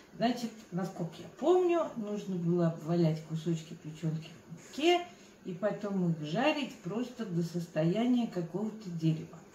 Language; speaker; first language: Russian; native; Russian